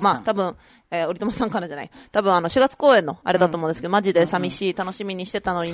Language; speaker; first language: Japanese; native; Japanese